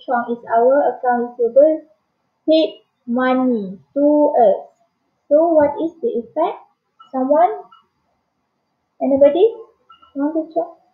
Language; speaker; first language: English; non-native, local second language; Malay